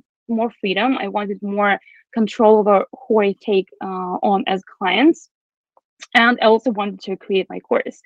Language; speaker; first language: English; non-native, fluent; Russian